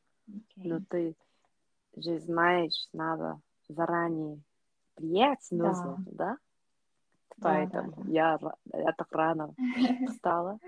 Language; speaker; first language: Russian; non-native, learner; Korean